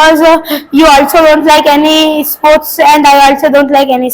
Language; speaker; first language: English; non-native, learner; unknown